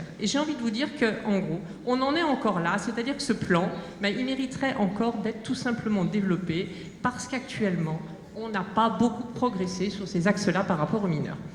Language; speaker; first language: French; native; French